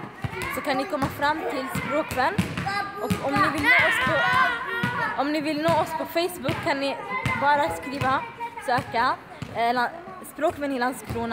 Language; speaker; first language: Swedish; early bilingual, other home language; Arabic